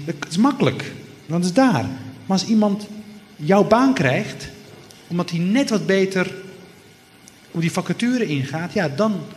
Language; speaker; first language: Dutch; early bilingual, other home language; Riffian